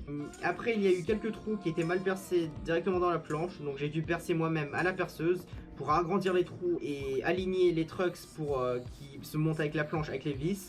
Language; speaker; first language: French; native; French